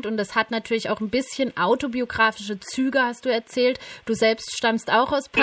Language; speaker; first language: German; native; German